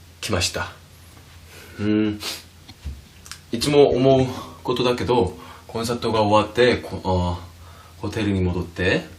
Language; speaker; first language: Japanese; non-native, fluent; Korean